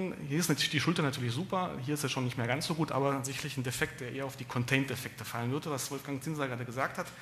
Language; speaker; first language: German; native; German